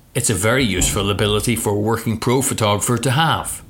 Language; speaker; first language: English; native; English